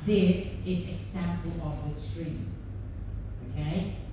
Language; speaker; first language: English; non-native, fluent; Thai